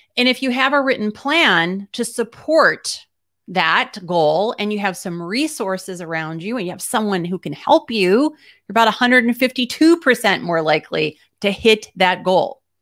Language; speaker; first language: English; native; English